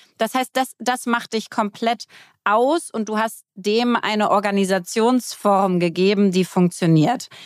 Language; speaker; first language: German; native; German